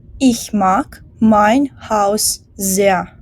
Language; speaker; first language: German; non-native, fluent; Ukrainian